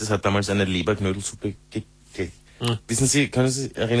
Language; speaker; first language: German; native; German